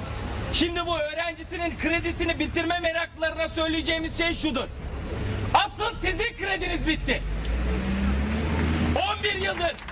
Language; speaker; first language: Turkish; native; Turkish